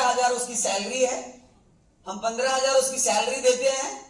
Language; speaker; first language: Hindi; native; Hindi